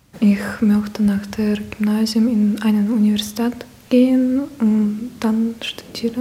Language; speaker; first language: German; non-native, learner; Ukrainian